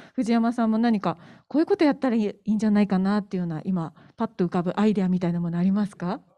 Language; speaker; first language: Japanese; native; Japanese